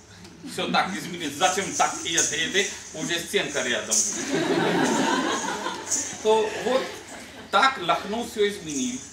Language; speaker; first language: Russian; non-native, learner; Hindi